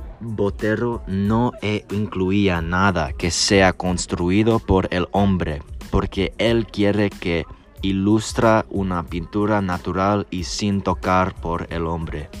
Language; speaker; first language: Spanish; non-native, learner; English